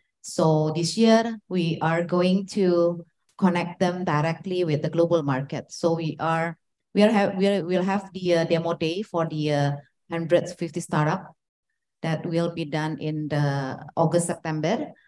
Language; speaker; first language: English; non-native, fluent; Indonesian